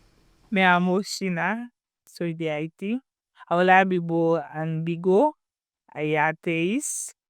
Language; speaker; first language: Spanish; non-native, learner; Haitian Creole